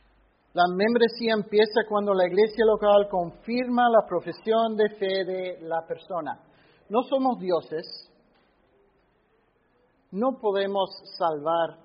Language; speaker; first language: Spanish; non-native, fluent; English